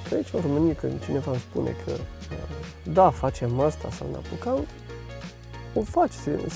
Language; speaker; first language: Romanian; non-native, fluent; French